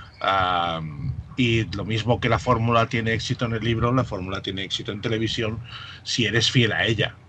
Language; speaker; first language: Spanish; native; Spanish